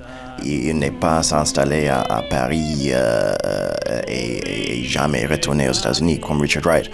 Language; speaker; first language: French; non-native, fluent; English